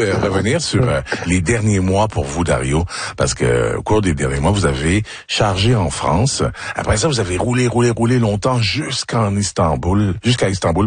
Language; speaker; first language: French; native; French